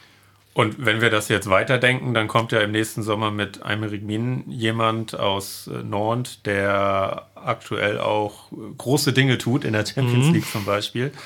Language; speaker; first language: German; native; German